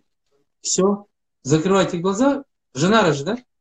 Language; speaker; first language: Russian; native; Russian